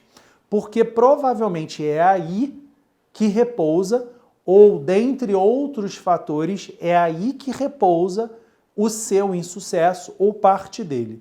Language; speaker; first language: Portuguese; native; Portuguese